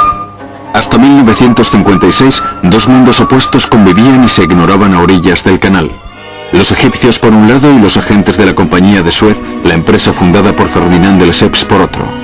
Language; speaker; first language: Spanish; native; Spanish